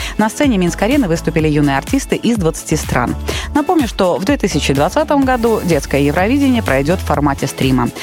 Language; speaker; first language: Russian; native; Russian